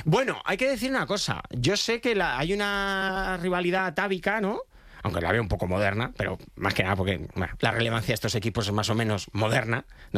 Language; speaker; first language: Spanish; native; Spanish